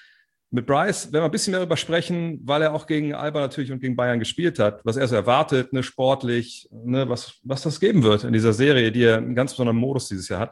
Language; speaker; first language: German; native; German